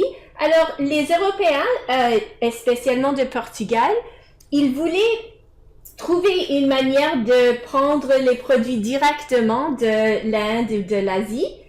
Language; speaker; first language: French; non-native, fluent; English